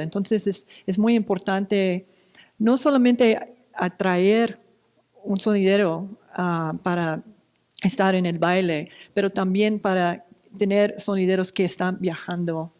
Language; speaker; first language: Spanish; non-native, fluent; English